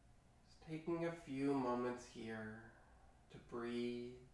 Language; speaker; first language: English; native; English